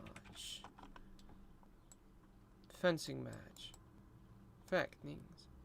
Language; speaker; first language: Swedish; non-native, learner; Russian